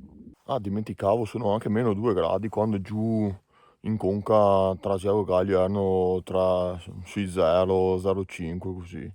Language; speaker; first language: Italian; native; Italian